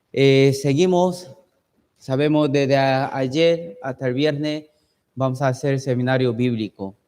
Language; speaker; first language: Spanish; non-native, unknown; Chinese